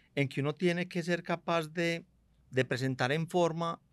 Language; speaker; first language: Spanish; native; Spanish